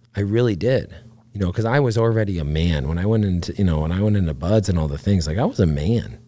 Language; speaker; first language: English; native; English